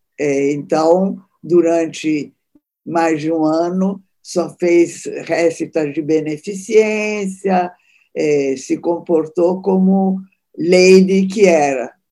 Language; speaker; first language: Portuguese; early bilingual, other home language; Italian